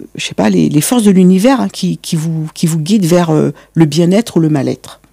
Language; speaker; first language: French; native; French